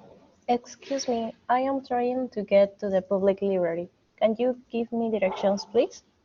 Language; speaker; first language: English; non-native, learner; Spanish